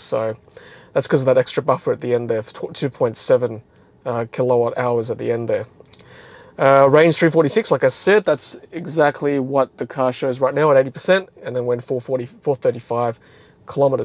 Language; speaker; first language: English; native; English